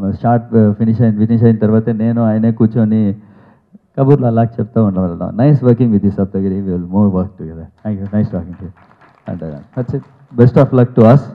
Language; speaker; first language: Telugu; non-native, learner; Tamil